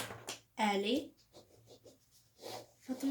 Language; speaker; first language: French; non-native, local second language; Arabic